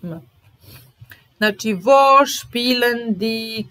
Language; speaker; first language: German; non-native, fluent; Serbian